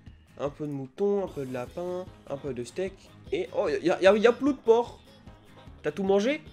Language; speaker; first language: French; native; French